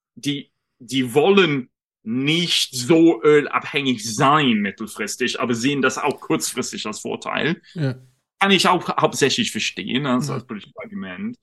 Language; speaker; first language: German; non-native, fluent; English